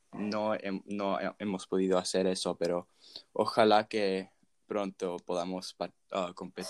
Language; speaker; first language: Spanish; non-native, fluent; English